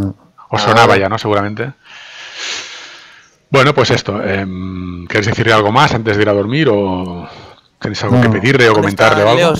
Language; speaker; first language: Spanish; native; Spanish